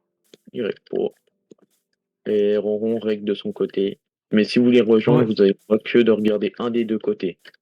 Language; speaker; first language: French; native; French